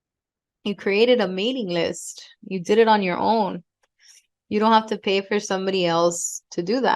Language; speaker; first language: English; native; English